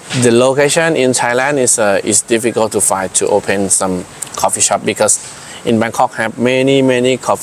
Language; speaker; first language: English; non-native, learner; Thai